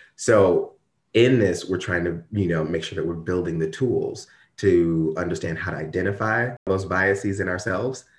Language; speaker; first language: English; native; English